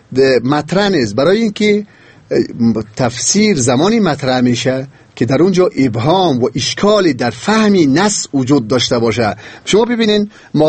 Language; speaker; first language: Persian; native; Persian